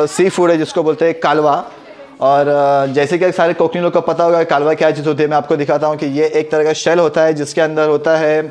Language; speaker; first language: Hindi; non-native, local second language; Konkani